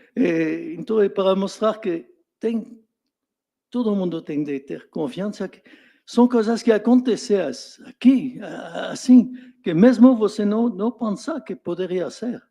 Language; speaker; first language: Portuguese; non-native, fluent; French